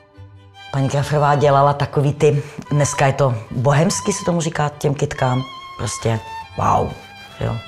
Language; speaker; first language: Czech; native; Czech